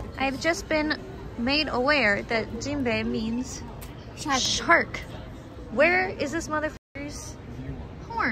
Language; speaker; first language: English; native; English